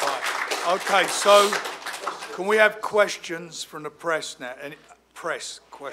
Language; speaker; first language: English; native; English